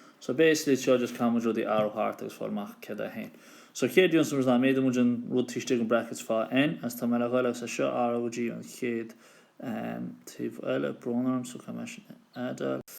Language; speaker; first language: Irish; native; Irish